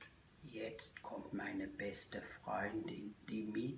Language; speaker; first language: German; native; German